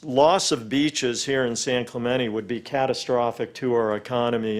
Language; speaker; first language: English; native; English